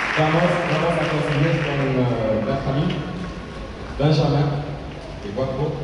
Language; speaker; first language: Spanish; non-native, learner; French